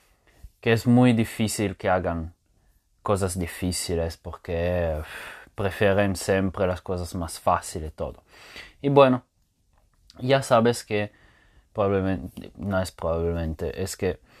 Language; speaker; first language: Spanish; non-native, fluent; Italian